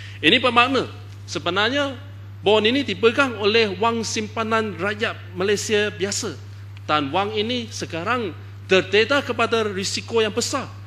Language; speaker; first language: Malay; non-native, local second language; Chinese